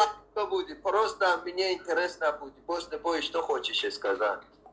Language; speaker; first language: Russian; non-native, learner; Tajik